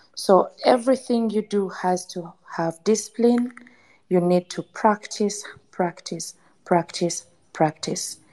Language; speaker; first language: English; non-native, local second language; Ganda